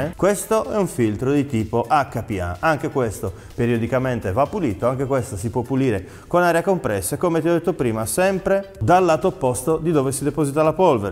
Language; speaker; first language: Italian; native; Italian